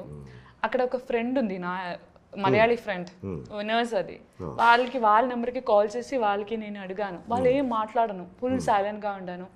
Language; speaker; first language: Telugu; non-native, learner; Malayalam